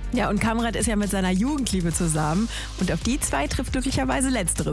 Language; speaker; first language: German; native; German